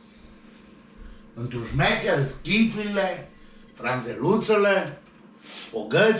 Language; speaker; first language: Romanian; native; Romanian